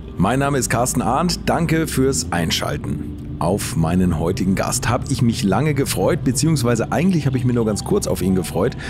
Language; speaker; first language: German; native; German